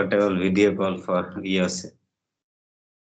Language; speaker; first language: English; non-native, learner; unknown